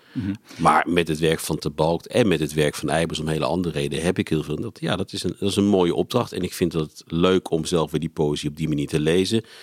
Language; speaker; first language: Dutch; native; Dutch